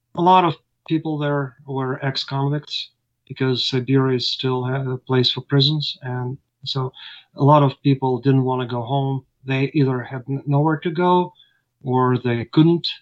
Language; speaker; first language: English; non-native, fluent; Ukrainian